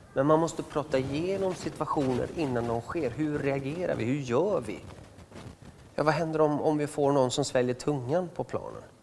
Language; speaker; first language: Swedish; early bilingual, other home language; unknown